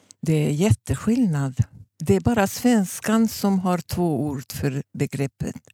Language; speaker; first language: Swedish; non-native, fluent; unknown